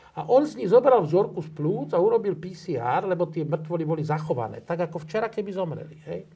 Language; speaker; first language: Slovak; native; Slovak